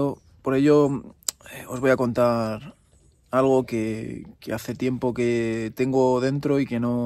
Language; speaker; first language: Spanish; native; Spanish